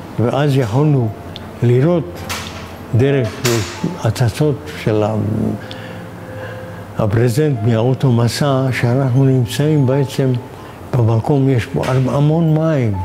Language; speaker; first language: Hebrew; non-native, fluent; Hungarian